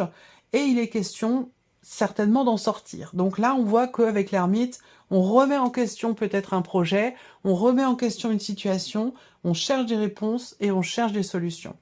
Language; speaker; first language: French; native; French